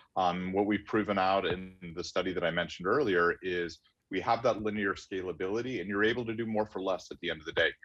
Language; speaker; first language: English; native; English